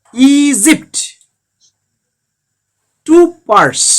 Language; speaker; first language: English; non-native, learner; Bangla